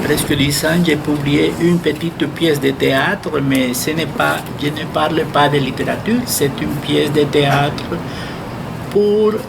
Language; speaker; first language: French; non-native, fluent; Spanish